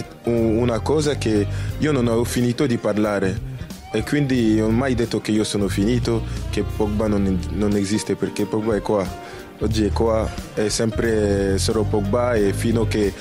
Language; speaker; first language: Italian; non-native, fluent; French